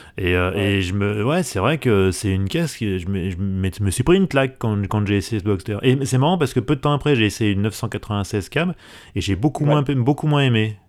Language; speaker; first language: French; native; French